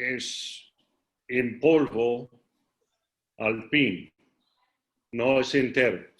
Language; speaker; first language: Spanish; non-native, learner; English